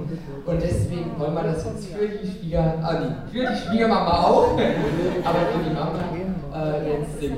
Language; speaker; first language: German; native; German